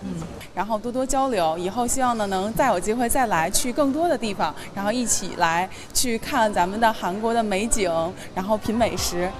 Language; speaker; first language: Chinese; native; Chinese